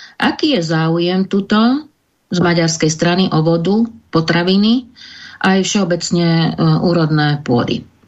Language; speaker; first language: Slovak; native; Slovak